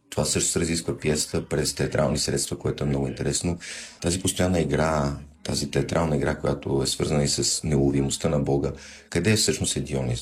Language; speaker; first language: Bulgarian; native; Bulgarian